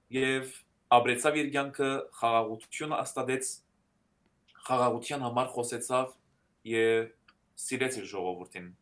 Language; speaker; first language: Armenian; early bilingual, heritage; Armenian